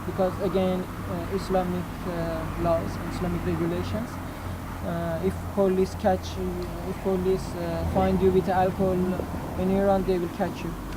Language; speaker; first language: English; non-native, learner; Persian